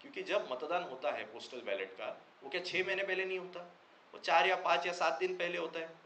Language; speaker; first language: Hindi; non-native, local second language; Marathi